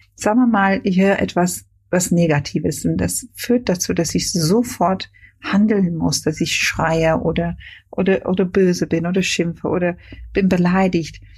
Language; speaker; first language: German; non-native, fluent; Hungarian